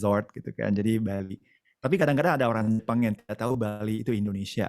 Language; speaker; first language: Indonesian; non-native, fluent; Japanese